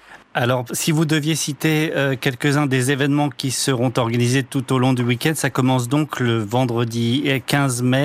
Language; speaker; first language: French; native; French